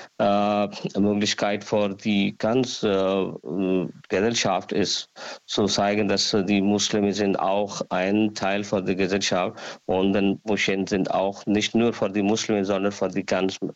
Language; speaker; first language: German; non-native, learner; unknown